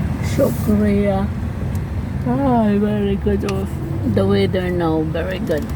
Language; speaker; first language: English; non-native, local second language; Filipino